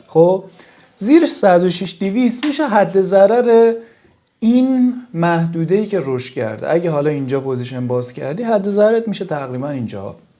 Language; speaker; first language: Persian; native; Persian